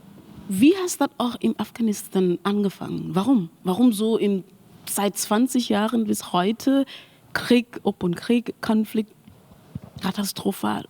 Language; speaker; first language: German; non-native, learner; Mandingo